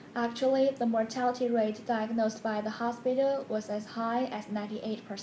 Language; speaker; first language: English; non-native, fluent; Chinese